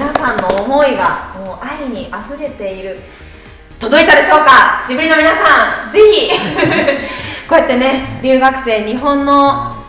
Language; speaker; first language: Japanese; native; Japanese